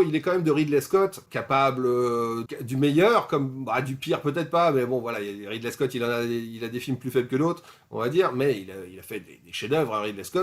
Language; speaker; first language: French; native; French